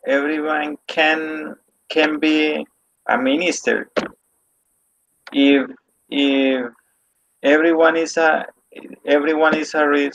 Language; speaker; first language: English; non-native, learner; Spanish